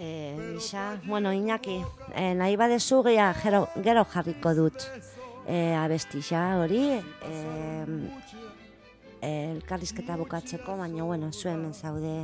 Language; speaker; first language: Basque; non-native, local second language; Spanish